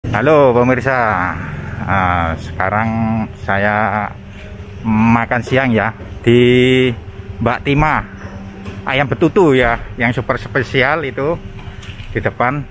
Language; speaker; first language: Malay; non-native, local second language; Javanese